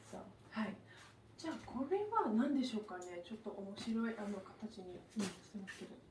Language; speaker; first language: Japanese; non-native, fluent; English